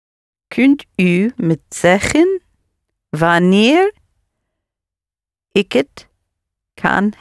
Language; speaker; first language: Dutch; non-native, learner; English